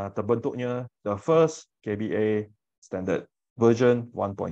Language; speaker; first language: English; non-native, local second language; Min Nan Chinese